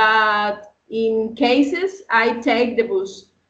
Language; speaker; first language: English; non-native, learner; Spanish